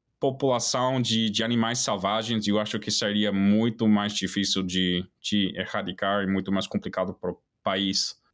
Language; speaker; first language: Portuguese; non-native, fluent; English